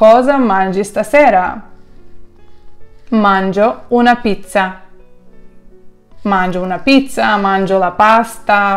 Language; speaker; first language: Italian; non-native, fluent; Ukrainian